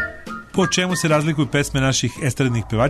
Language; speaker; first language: Serbian; native; Serbian